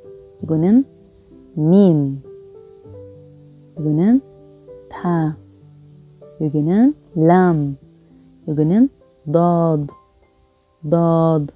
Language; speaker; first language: Korean; non-native, fluent; Arabic